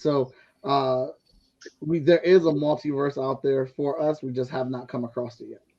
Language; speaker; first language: English; native; English